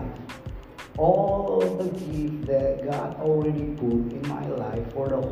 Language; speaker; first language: English; non-native, learner; Indonesian